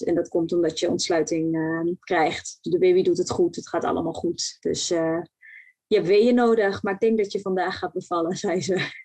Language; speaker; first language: Dutch; native; Dutch